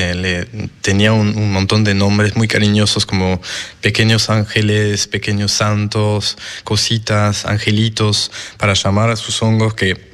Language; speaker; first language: Spanish; non-native, fluent; French